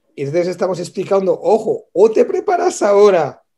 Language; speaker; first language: Spanish; non-native, fluent; French